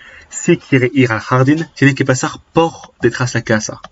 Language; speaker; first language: Spanish; non-native, learner; French